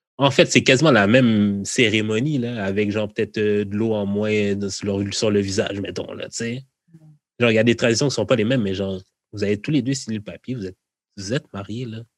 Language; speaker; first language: French; native; French